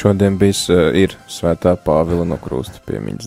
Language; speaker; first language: Latvian; native; Latvian